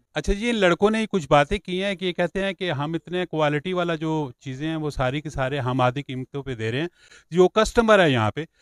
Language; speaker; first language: Urdu; non-native, local second language; Pahari-Potwari